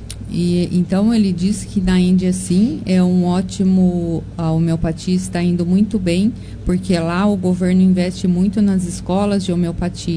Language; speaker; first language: Portuguese; native; Portuguese